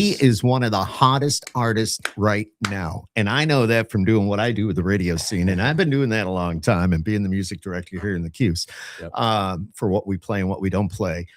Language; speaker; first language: English; native; English